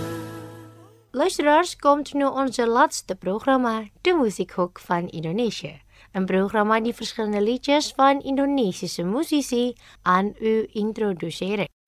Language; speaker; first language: Dutch; non-native, fluent; Indonesian